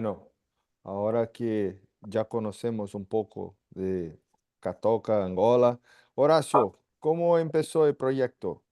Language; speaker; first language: Spanish; non-native, fluent; Portuguese